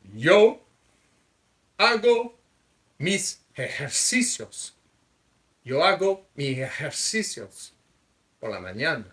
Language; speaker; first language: Spanish; non-native, fluent; French